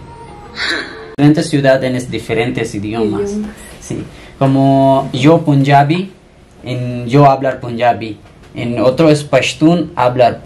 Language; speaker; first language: Spanish; non-native, learner; Punjabi